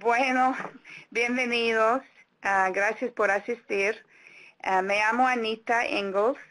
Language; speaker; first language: Spanish; non-native, fluent; English